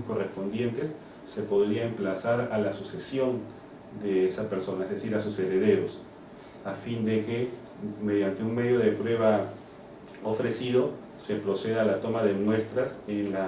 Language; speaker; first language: Spanish; native; Spanish